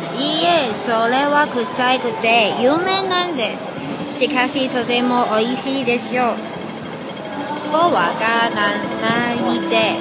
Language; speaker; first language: Japanese; non-native, learner; Cantonese